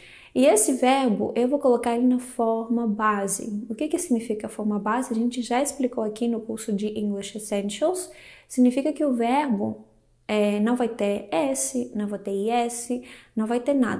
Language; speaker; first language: Portuguese; non-native, fluent; Greek